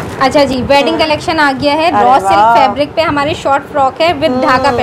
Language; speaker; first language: Urdu; native; Urdu